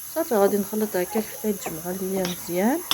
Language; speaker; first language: Arabic; native; Arabic